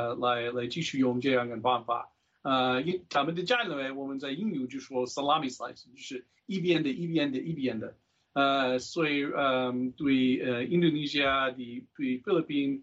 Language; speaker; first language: Chinese; non-native, fluent; English